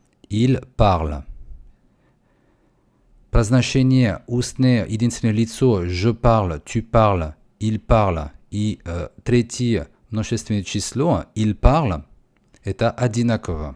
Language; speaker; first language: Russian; non-native, learner; French